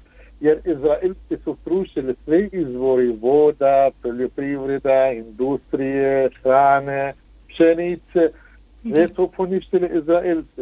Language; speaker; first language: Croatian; non-native, fluent; Arabic